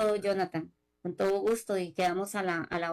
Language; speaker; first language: Spanish; native; Spanish